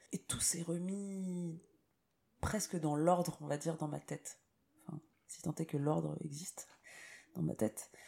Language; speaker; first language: French; native; French